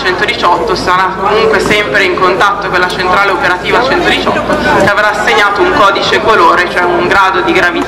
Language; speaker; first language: Italian; native; Italian